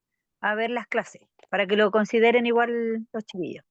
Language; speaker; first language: Spanish; native; Spanish